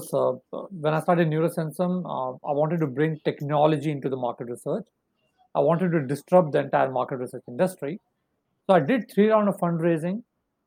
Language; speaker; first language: English; non-native, local second language; Hindi